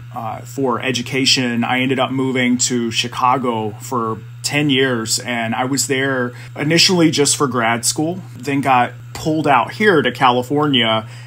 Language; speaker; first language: English; native; English